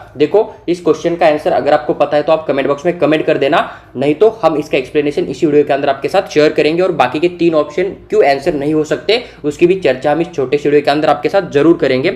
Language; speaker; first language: Hindi; non-native, local second language; Marathi